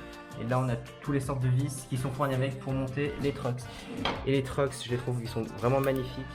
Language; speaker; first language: French; native; French